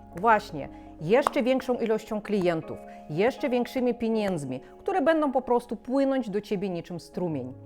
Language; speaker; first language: Polish; non-native, fluent; Korean